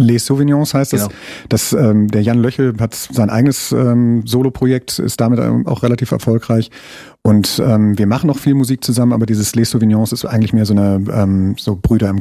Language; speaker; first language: German; native; German